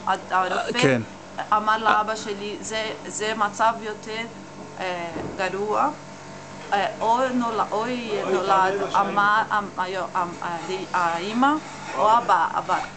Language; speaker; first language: Hebrew; non-native, learner; English